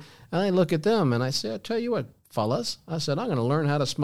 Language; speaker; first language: English; native; English